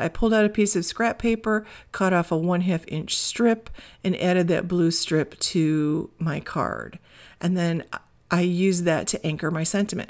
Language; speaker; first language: English; native; English